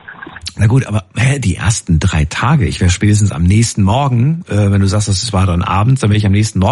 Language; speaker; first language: German; native; German